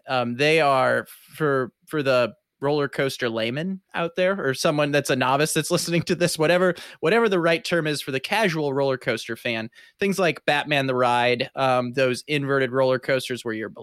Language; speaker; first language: English; native; English